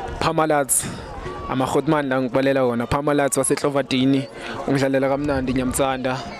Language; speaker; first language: Zulu; native; Zulu